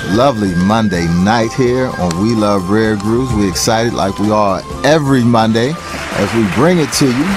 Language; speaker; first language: English; native; English